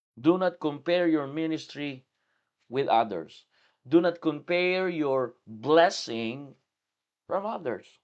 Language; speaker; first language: English; non-native, local second language; Filipino